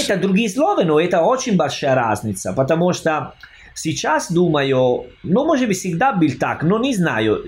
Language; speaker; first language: Russian; non-native, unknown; Italian